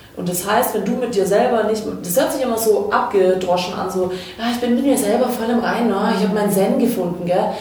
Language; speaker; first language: German; early bilingual, other home language; Croatian